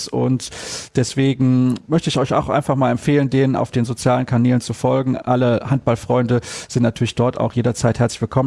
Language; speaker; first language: German; native; German